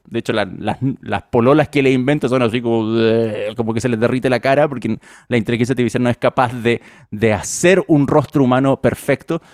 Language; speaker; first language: Spanish; native; Spanish